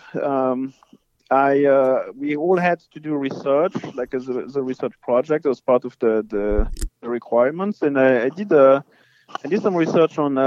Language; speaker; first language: English; non-native, fluent; French